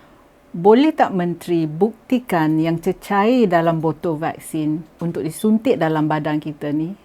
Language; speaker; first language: Malay; native; Malay